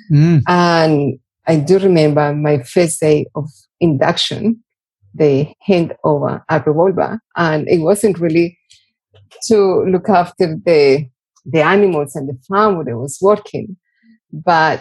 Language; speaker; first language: English; non-native, fluent; Spanish